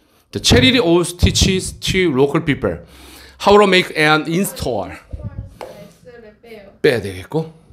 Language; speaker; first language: English; non-native, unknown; Korean